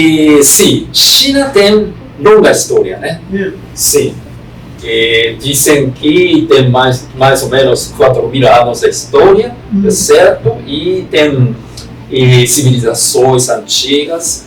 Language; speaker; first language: Portuguese; non-native, fluent; Japanese